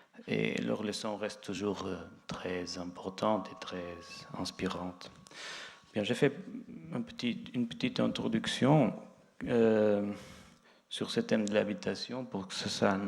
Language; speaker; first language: French; non-native, fluent; Portuguese